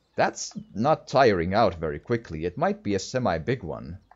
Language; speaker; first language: English; non-native, fluent; Finnish